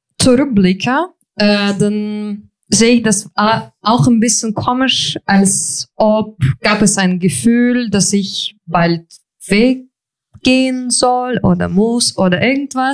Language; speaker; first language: German; non-native, fluent; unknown